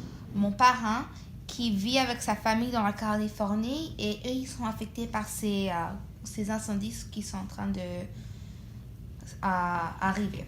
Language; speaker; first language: French; non-native, fluent; English